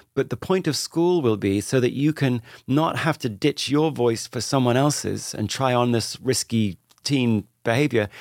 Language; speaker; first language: English; native; English